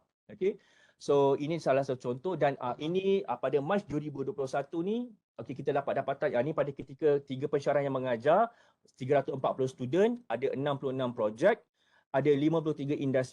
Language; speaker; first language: Malay; native; Malay